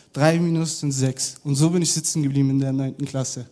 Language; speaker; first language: German; native; German